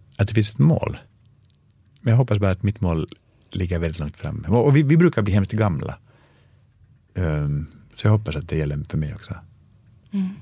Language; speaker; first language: Swedish; native; Swedish